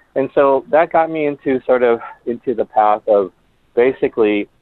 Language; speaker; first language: English; early bilingual, other home language; Spanish